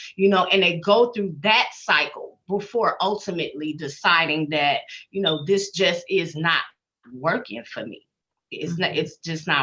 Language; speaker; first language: English; native; English